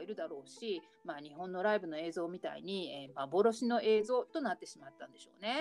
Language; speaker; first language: Japanese; native; Japanese